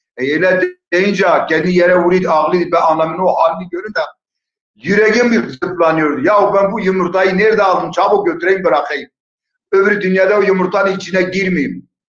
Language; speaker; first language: Turkish; non-native, local second language; Zaza